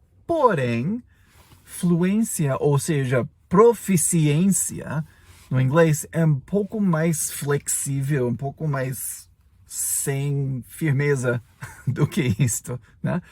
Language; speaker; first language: Portuguese; non-native, fluent; English